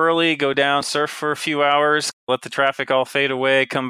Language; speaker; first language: English; native; English